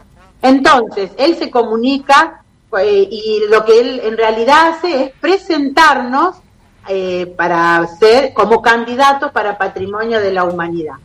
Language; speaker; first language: Spanish; native; Spanish